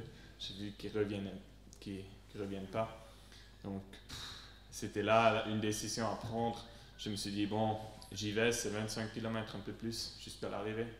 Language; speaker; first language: French; non-native, local second language; Swiss German